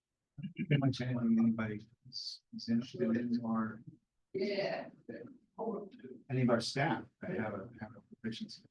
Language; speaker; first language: English; native; English